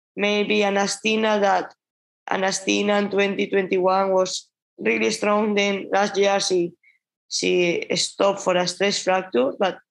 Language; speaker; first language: English; non-native, learner; Spanish